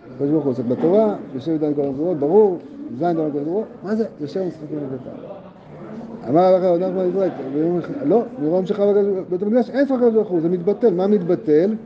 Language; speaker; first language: Hebrew; native; Hebrew